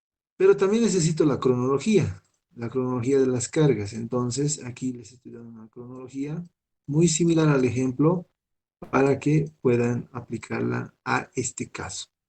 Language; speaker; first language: Spanish; native; Spanish